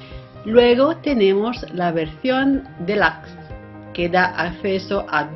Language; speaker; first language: Spanish; non-native, fluent; Italian